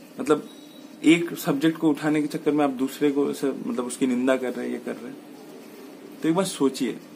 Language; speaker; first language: Hindi; non-native, local second language; Bangla